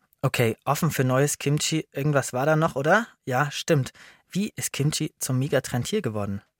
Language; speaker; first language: German; native; German